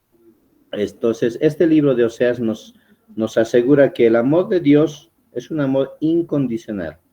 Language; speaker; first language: Spanish; native; Spanish